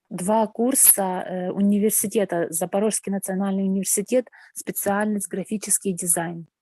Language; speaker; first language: Russian; native; Russian